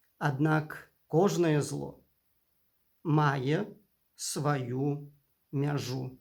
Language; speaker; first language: Belarusian; native; Belarusian